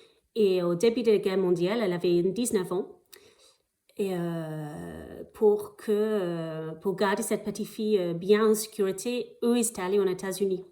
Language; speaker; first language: French; non-native, fluent; English